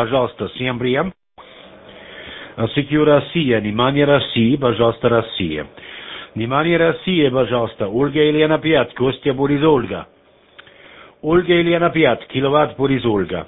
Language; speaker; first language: Russian; non-native, learner; German